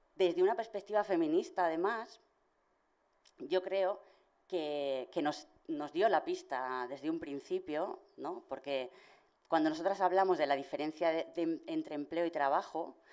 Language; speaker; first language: Spanish; native; Spanish